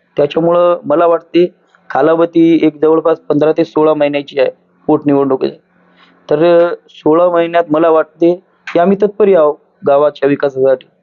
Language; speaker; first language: Marathi; non-native, local second language; Lambadi